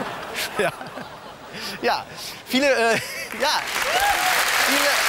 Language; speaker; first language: German; native; German